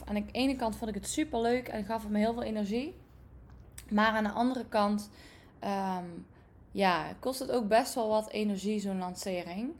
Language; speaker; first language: Dutch; native; Dutch